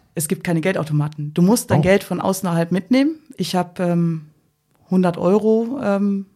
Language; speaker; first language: German; native; German